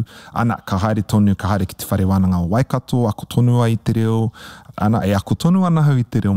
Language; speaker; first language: Māori; non-native, local second language; English